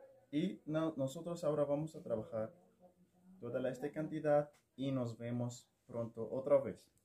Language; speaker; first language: Spanish; non-native, learner; Arabic